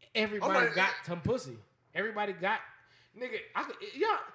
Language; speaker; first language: English; native; English